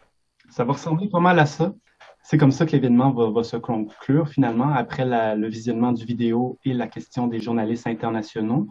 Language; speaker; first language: French; native; French